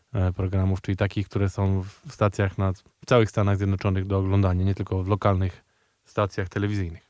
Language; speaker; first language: Polish; native; Polish